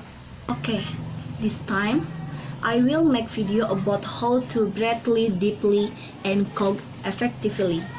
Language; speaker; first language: English; non-native, learner; Indonesian